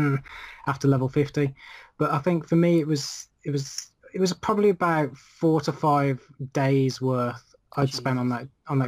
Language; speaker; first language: English; native; English